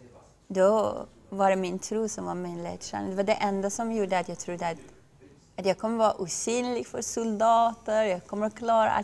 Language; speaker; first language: Swedish; non-native, fluent; Persian